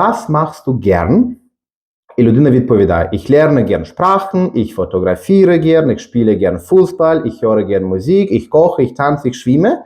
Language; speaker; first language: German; non-native, fluent; Ukrainian